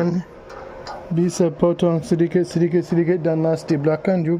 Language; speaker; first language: Indonesian; non-native, learner; English